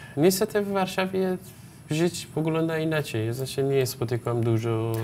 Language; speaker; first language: Polish; non-native, learner; Persian